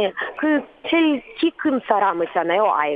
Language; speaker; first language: Korean; non-native, learner; Russian